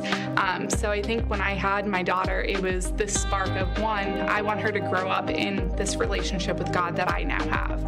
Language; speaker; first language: English; native; English